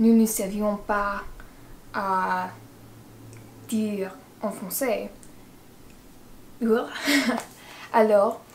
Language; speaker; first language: French; non-native, learner; English